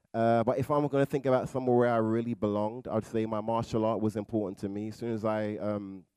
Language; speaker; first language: English; native; English